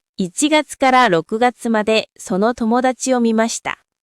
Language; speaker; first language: Japanese; non-native, fluent; Korean